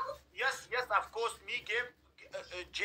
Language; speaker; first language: English; non-native, learner; Pashto